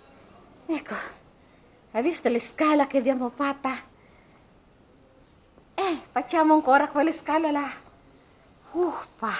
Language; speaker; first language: Italian; non-native, learner; Filipino